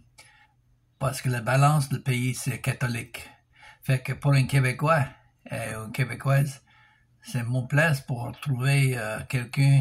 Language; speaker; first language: French; non-native, local second language; English